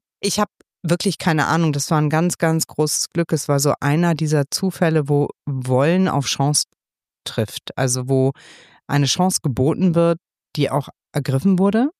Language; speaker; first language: German; native; German